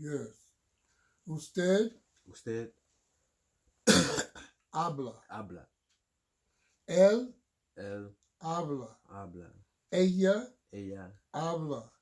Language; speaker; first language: Spanish; non-native, learner; English